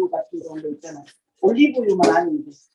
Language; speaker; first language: Korean; native; Korean